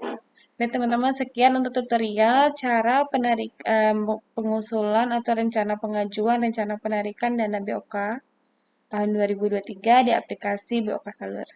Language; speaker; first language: Indonesian; native; Indonesian